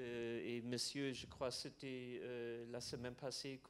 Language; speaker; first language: French; non-native, fluent; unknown